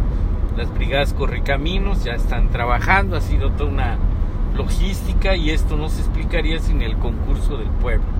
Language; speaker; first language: Spanish; native; Spanish